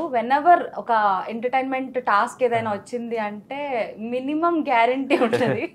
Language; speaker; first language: Telugu; native; Telugu